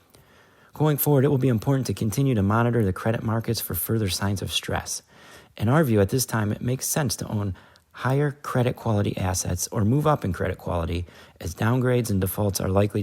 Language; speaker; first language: English; native; English